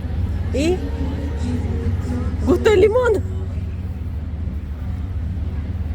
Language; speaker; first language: Spanish; non-native, fluent; Russian